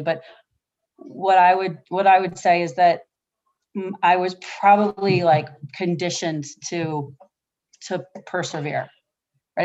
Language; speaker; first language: English; native; English